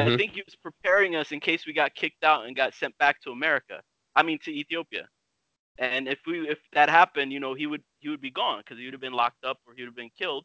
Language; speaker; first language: English; native; English